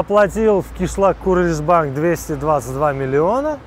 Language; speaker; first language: Russian; non-native, local second language; Uzbek